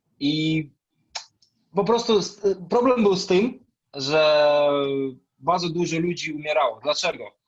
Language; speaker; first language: Polish; non-native, fluent; Russian